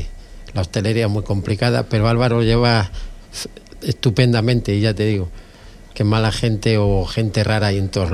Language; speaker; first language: Spanish; native; Spanish